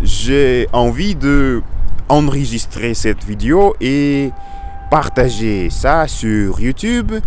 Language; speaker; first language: French; non-native, learner; Russian